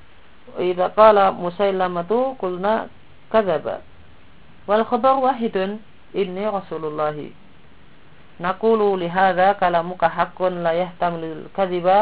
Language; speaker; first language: Arabic; non-native, fluent; Indonesian